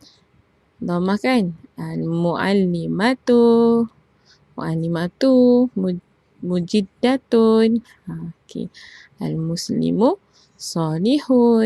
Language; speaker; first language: Arabic; non-native, fluent; Malay